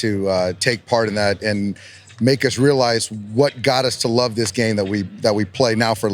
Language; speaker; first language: English; native; English